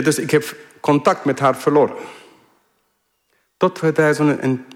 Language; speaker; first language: Dutch; non-native, fluent; English